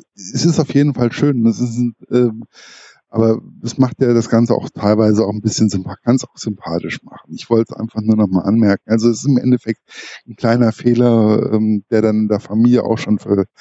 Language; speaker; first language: German; native; German